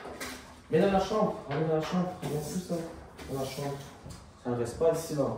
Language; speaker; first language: French; native; French